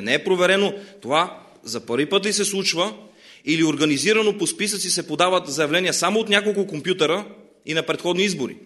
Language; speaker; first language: Bulgarian; native; Bulgarian